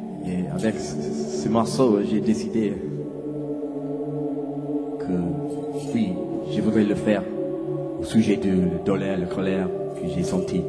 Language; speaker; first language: French; non-native, learner; English